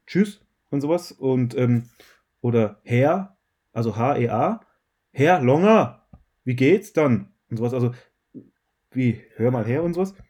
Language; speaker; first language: German; native; German